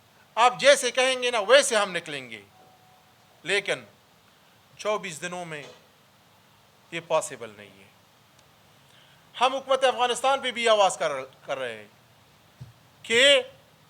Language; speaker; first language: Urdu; early bilingual, other home language; Pashto